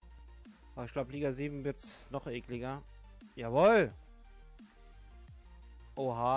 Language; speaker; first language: German; native; German